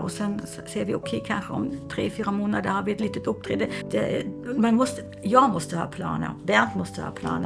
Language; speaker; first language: Swedish; non-native, fluent; German